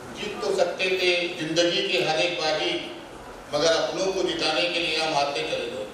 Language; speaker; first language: Hindi; non-native, local second language; Tamil